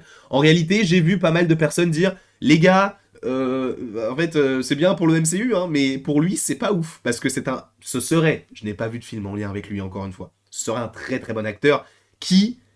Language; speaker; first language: French; native; French